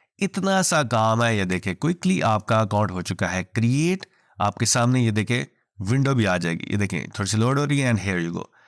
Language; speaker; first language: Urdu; native; Urdu